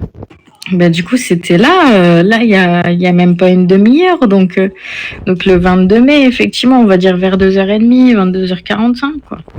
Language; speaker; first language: French; native; French